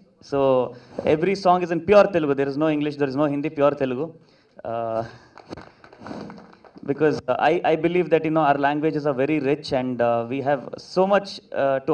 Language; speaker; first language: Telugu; non-native, learner; Kannada